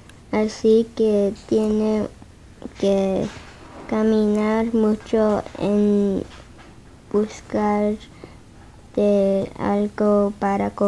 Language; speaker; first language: Spanish; early bilingual, heritage; Spanish